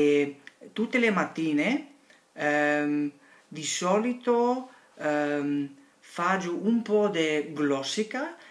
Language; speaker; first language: Italian; non-native, learner; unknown